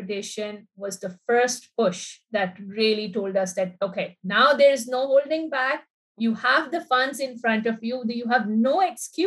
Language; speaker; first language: English; non-native, local second language; Urdu